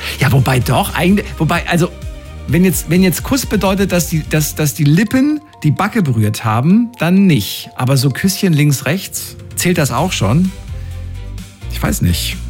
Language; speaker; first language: German; native; German